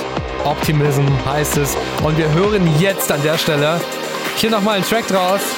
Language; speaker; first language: German; native; German